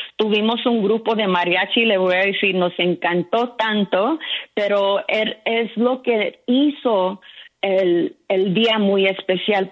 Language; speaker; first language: Spanish; early bilingual, heritage; Spanish